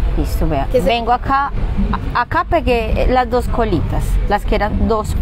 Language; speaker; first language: Spanish; native; Spanish